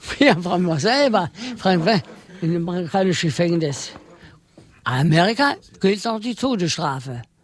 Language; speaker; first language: German; non-native, learner; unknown